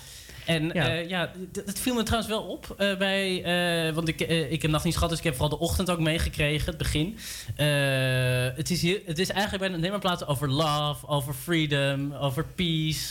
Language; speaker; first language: Dutch; native; Dutch